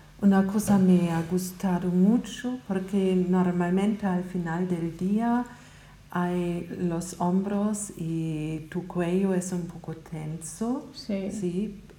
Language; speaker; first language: Spanish; non-native, learner; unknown